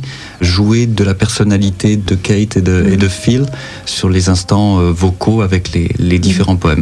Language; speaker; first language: French; native; French